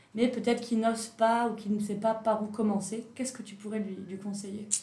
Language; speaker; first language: French; native; French